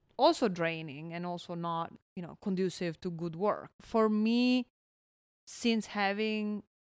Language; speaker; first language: English; non-native, fluent; Italian